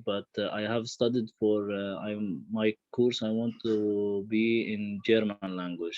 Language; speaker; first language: English; non-native, learner; Arabic